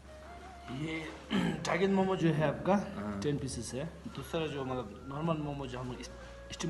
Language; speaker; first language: Hindi; non-native, local second language; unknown